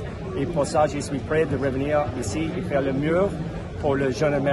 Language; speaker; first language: French; non-native, fluent; English